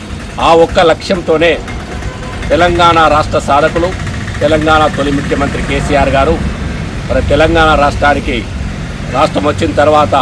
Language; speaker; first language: Telugu; native; Telugu